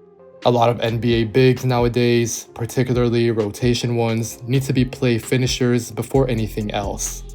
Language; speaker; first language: English; native; English